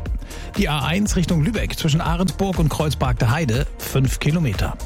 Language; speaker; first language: German; native; German